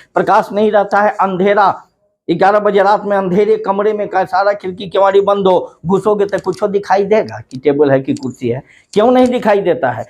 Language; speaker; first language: Hindi; native; Hindi